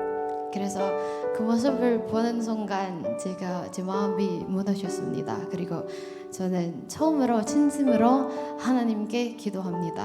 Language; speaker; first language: Korean; non-native, learner; Indonesian